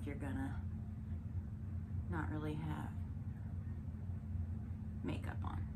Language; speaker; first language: English; native; English